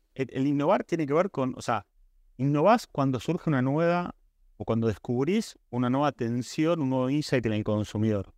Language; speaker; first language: Spanish; native; Spanish